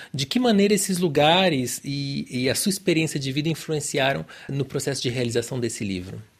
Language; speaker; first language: Portuguese; native; Portuguese